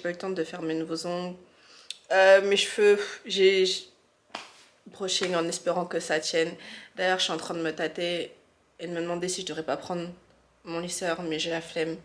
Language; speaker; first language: French; native; French